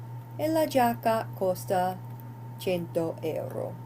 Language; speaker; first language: Italian; non-native, fluent; English